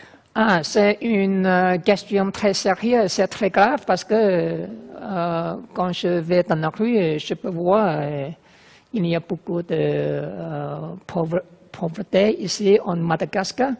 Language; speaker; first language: French; non-native, learner; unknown